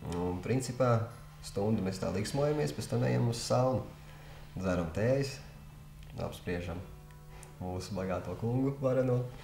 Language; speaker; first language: Latvian; non-native, local second language; Russian